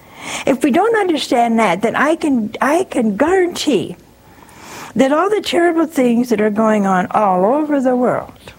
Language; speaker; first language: English; native; English